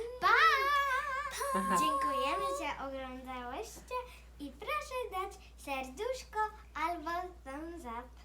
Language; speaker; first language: Polish; early bilingual, heritage; Polish